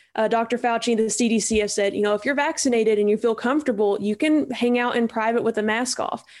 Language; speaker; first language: English; native; English